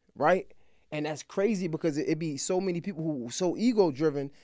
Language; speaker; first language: English; native; English